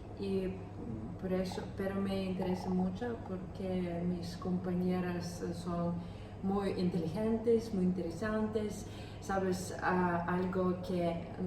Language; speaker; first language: Spanish; non-native, learner; Ukrainian